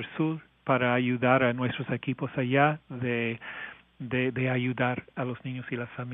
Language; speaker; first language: Spanish; non-native, fluent; English